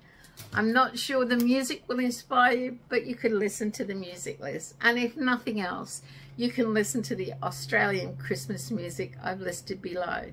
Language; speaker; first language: English; native; English